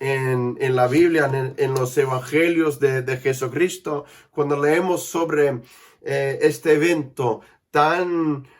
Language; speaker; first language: Spanish; non-native, fluent; English